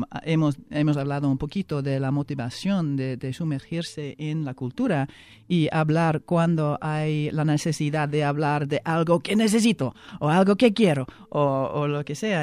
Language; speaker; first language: Spanish; non-native, fluent; English